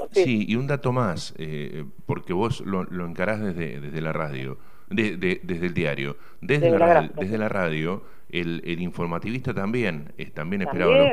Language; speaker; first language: Spanish; native; Spanish